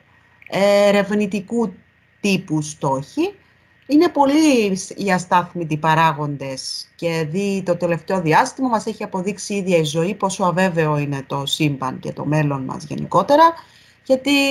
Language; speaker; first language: Greek; native; Greek